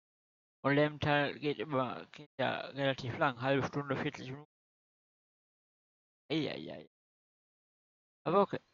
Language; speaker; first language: German; native; German